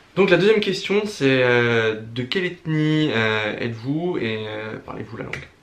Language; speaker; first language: French; native; French